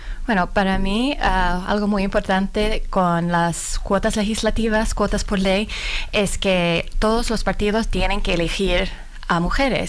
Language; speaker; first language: Spanish; non-native, fluent; Finnish